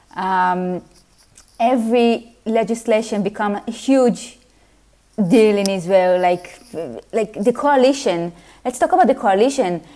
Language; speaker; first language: English; non-native, fluent; Hebrew